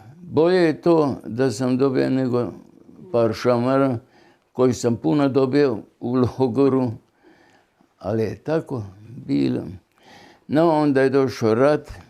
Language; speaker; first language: Bosnian; non-native, local second language; German